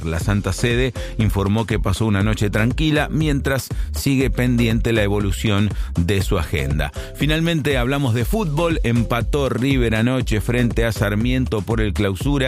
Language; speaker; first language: Spanish; native; Spanish